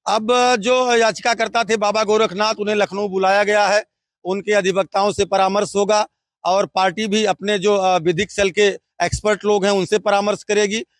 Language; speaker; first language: Hindi; native; Hindi